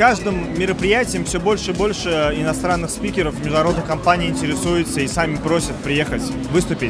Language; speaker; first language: Russian; non-native, local second language; Uzbek